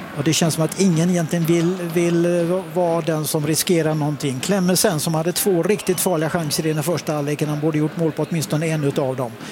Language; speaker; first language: Swedish; native; Swedish